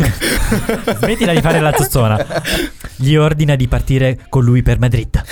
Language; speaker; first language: Italian; native; Italian